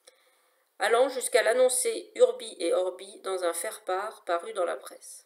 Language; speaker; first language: French; native; French